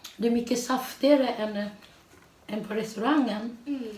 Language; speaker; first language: Swedish; non-native, learner; Thai